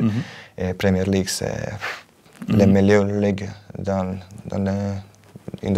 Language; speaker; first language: French; non-native, learner; Croatian